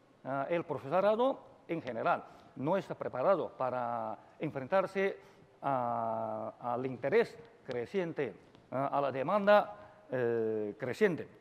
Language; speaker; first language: Spanish; non-native, fluent; Chinese